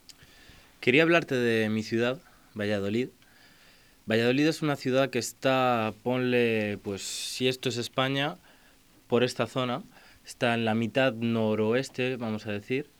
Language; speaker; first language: Spanish; native; Spanish